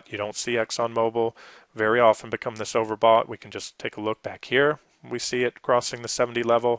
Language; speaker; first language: English; native; English